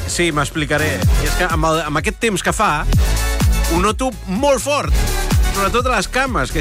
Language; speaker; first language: Catalan; native; Catalan